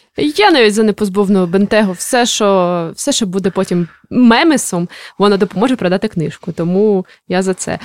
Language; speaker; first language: Ukrainian; native; Ukrainian